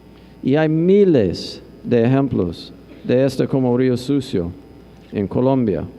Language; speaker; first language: Spanish; non-native, fluent; English